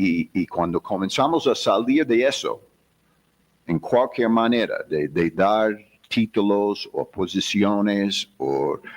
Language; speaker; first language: Spanish; non-native, fluent; English